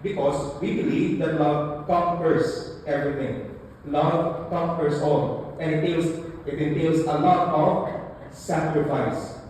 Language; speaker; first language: English; non-native, local second language; Filipino